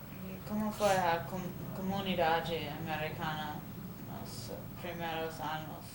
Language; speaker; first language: Portuguese; non-native, fluent; Spanish